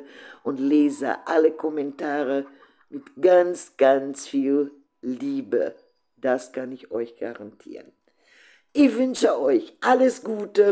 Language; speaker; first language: German; non-native, fluent; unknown